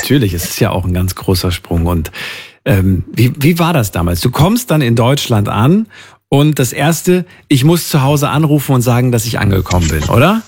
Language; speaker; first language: German; native; German